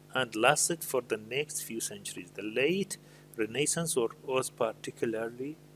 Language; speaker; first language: English; non-native, fluent; Arabic